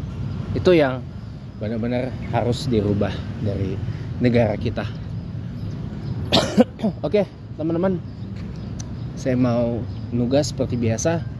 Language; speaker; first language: Indonesian; native; Indonesian